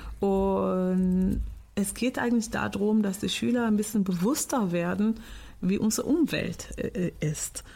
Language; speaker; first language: German; non-native, fluent; Portuguese